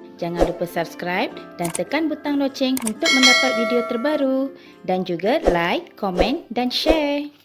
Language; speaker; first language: Malay; non-native, local second language; Tamil